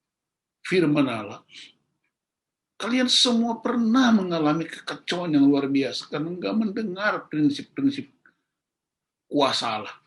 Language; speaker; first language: Indonesian; native; Indonesian